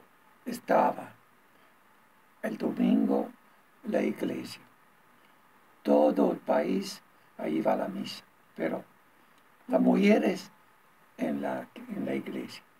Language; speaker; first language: Spanish; non-native, learner; Italian